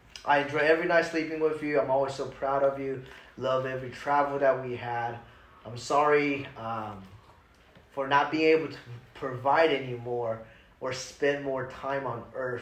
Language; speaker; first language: English; early bilingual, other home language; Chinese